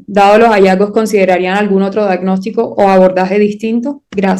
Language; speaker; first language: Spanish; native; Spanish